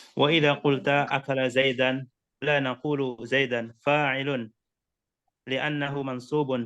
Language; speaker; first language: Arabic; non-native, learner; Indonesian